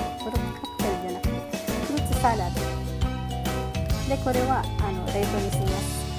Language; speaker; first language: Japanese; non-native, fluent; Filipino